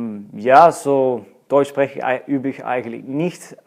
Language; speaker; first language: German; non-native, learner; Dutch